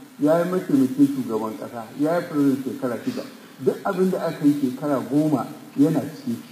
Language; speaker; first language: Hausa; non-native, local second language; Fula